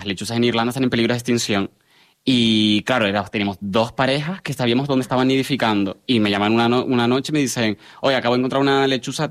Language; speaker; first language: Spanish; native; Spanish